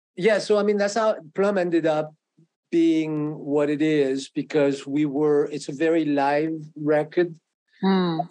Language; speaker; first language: English; non-native, fluent; French